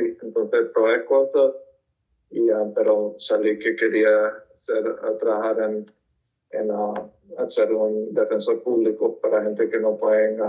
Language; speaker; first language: Spanish; early bilingual, heritage; Spanish